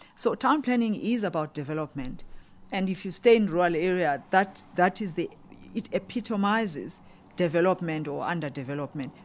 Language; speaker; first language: English; non-native, local second language; Xhosa